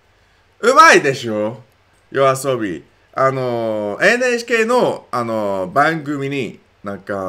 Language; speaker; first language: Japanese; non-native, learner; English